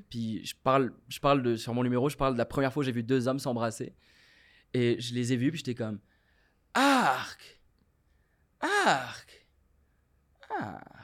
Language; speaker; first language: French; non-native, local second language; Arabic